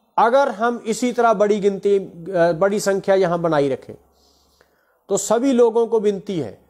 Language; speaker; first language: Hindi; non-native, local second language; Punjabi